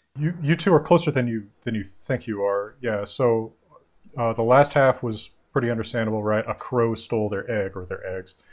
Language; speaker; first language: English; native; English